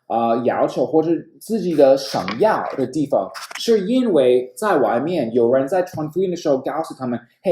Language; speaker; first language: Chinese; non-native, fluent; English